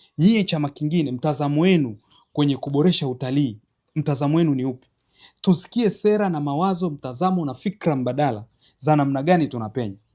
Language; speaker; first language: Swahili; native; Swahili